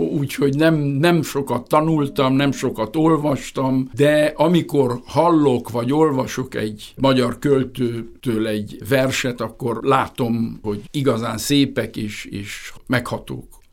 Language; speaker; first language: Hungarian; early bilingual, heritage; Hungarian